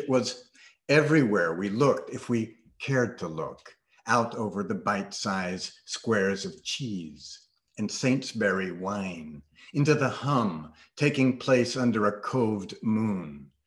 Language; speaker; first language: English; native; English